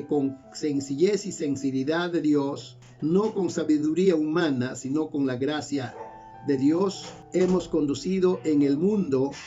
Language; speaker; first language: Spanish; native; Spanish